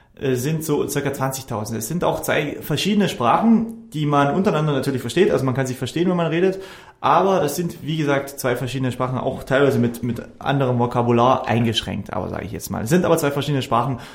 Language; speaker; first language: German; non-native, local second language; Upper Sorbian